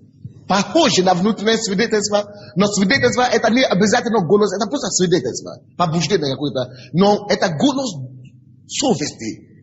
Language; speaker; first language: Russian; non-native, fluent; Yoruba